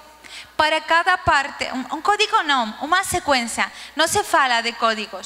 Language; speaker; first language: Portuguese; non-native, learner; Spanish